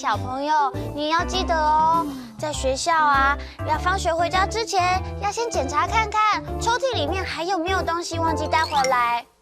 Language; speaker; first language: Chinese; native; Chinese